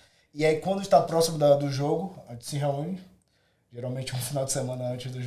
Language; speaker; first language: Portuguese; native; Portuguese